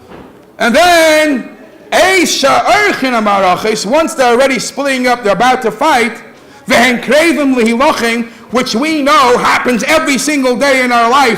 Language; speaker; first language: English; native; English